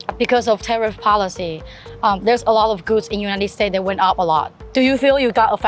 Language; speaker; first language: English; non-native, fluent; Chinese